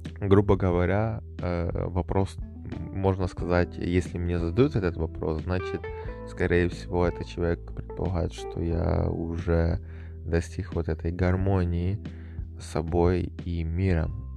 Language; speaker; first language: Russian; native; Russian